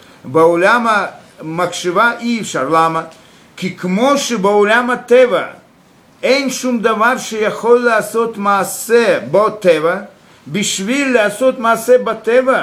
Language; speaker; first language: Hebrew; non-native, fluent; Russian